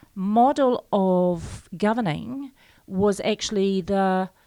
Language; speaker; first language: English; native; English